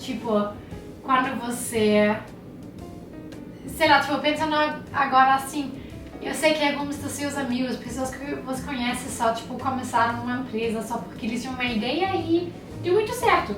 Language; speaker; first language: Portuguese; non-native, fluent; German